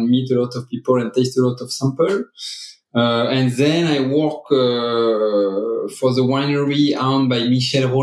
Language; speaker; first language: English; non-native, fluent; French